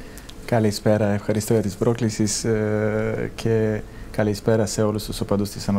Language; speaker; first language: Greek; non-native, fluent; Serbian